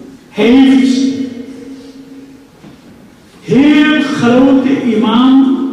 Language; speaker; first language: Dutch; non-native, fluent; Urdu